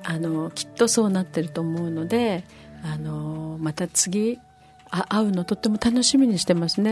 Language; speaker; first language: Japanese; native; Japanese